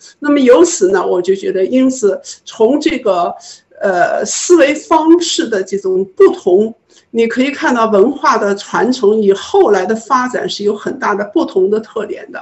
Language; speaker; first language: Chinese; native; Chinese